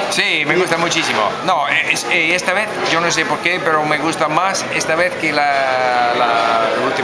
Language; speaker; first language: Spanish; non-native, fluent; English